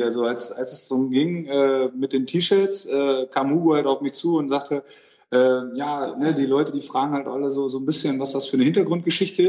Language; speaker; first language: German; native; German